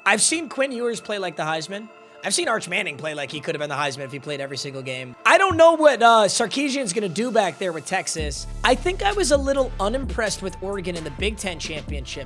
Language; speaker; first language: English; native; English